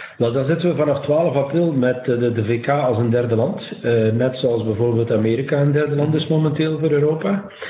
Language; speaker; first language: Dutch; native; Dutch